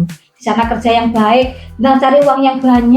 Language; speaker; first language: Indonesian; non-native, local second language; Javanese